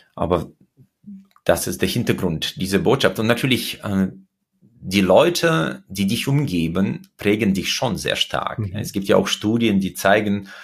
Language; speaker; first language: German; early bilingual, other home language; Russian